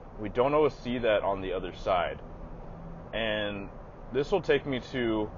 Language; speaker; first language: English; native; English